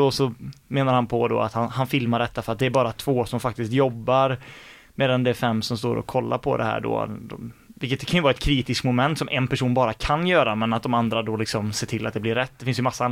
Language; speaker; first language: Swedish; native; Swedish